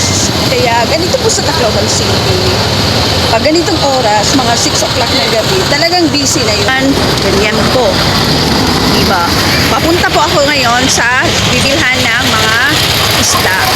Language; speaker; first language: Filipino; non-native, local second language; Waray